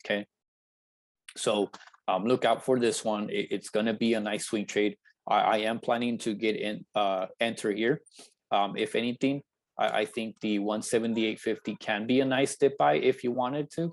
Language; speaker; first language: English; native; English